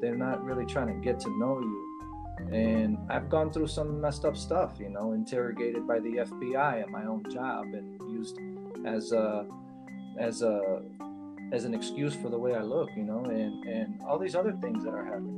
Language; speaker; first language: English; early bilingual, other home language; Spanish